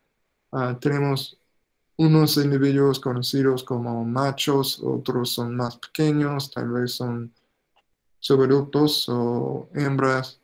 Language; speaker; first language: Spanish; non-native, fluent; English